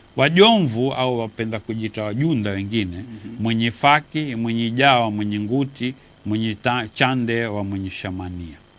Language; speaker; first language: Swahili; native; Swahili